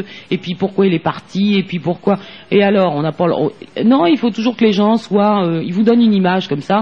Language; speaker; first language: French; native; French